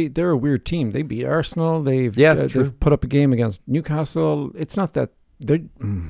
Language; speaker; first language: English; native; English